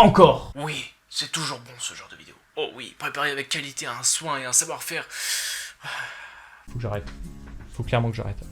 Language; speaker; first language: French; native; French